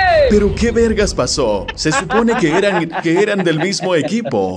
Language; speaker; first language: Spanish; native; Spanish